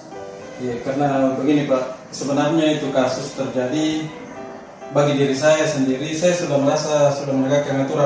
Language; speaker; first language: Indonesian; native; Indonesian